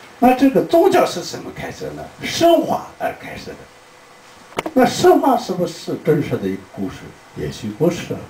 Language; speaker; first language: Chinese; non-native, local second language; Tibetan